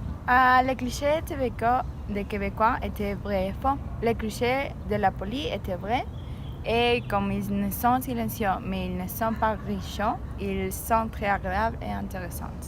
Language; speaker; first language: French; non-native, learner; Spanish